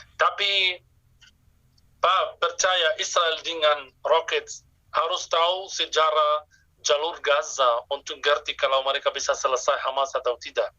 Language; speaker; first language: Indonesian; non-native, fluent; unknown